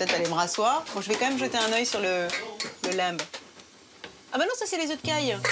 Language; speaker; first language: French; native; French